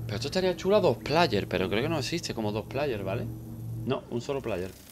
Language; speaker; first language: Spanish; native; Spanish